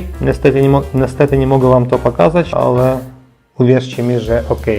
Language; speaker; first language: Polish; non-native, learner; Ukrainian